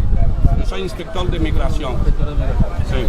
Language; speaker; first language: Spanish; non-native, fluent; Haitian Creole